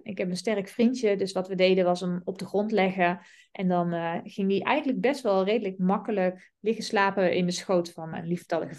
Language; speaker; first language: Dutch; native; Dutch